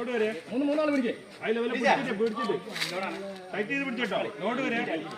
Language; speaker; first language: Malayalam; native; Malayalam